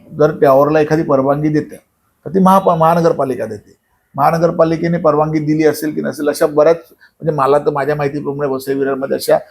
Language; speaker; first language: Marathi; native; Marathi